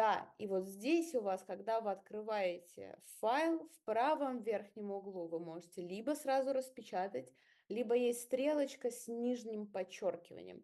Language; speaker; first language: Russian; native; Russian